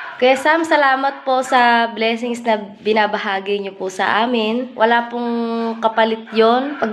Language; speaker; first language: Filipino; native; Filipino